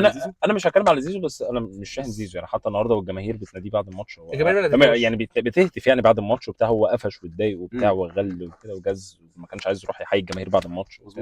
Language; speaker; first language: Arabic; native; Arabic